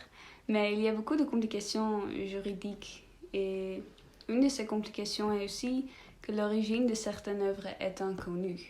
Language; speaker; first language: French; non-native, learner; Dutch